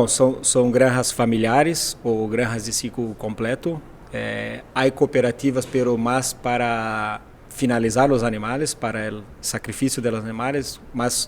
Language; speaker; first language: Spanish; non-native, fluent; Portuguese